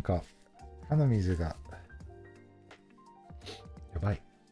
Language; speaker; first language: Japanese; non-native, fluent; English